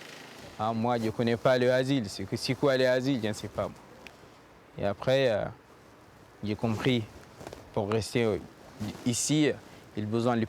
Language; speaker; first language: French; non-native, learner; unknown